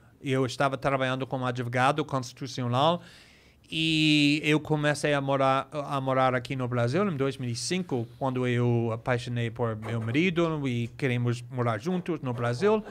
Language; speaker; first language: Portuguese; non-native, fluent; English